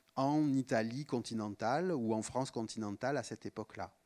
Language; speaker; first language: French; native; French